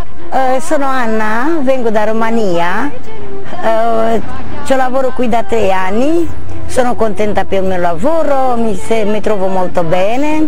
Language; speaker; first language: Italian; non-native, learner; Romanian